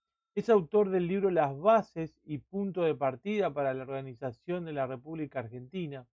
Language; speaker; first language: Spanish; native; Spanish